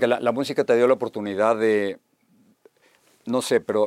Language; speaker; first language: Spanish; native; Spanish